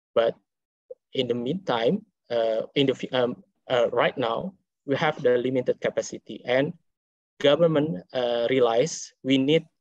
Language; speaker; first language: English; non-native, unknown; Indonesian